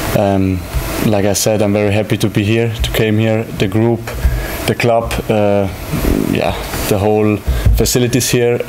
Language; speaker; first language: English; non-native, fluent; German